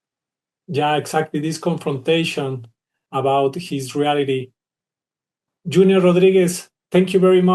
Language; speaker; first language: English; non-native, learner; Spanish